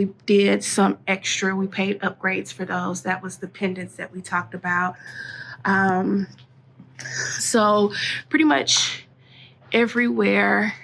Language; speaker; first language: English; native; English